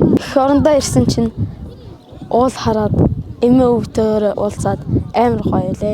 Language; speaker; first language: Mongolian; early bilingual, heritage; Mongolian